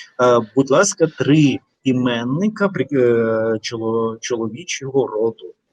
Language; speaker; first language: Ukrainian; non-native, fluent; Russian